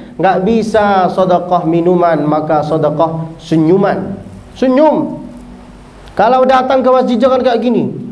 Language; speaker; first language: Malay; non-native, fluent; Arabic